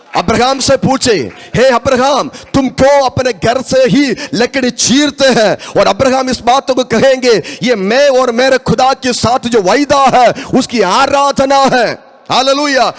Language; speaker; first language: Hindi; non-native, local second language; Malayalam